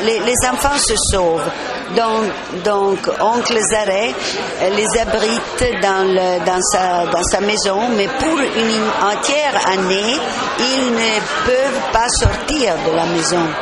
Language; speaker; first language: French; non-native, fluent; Italian